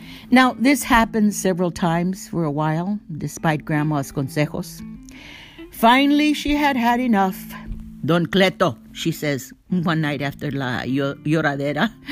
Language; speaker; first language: English; early bilingual, other home language; Spanish